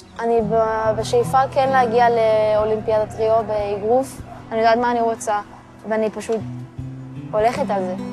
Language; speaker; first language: Hebrew; early bilingual, other home language; English